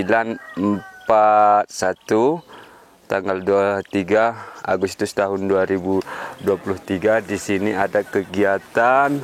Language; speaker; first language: Indonesian; native; Indonesian